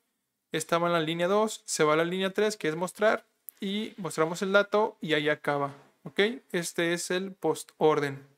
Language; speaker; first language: Spanish; native; Spanish